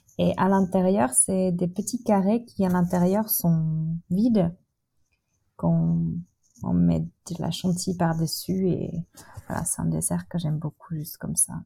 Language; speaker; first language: French; non-native, fluent; Czech